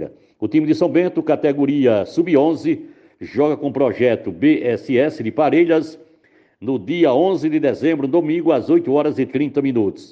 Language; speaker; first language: Portuguese; native; Portuguese